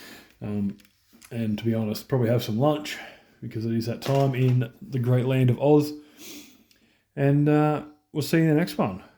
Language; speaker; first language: English; native; English